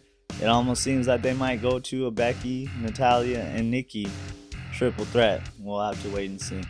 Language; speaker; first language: English; native; English